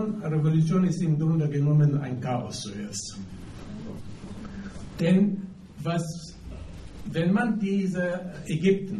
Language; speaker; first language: German; non-native, fluent; Arabic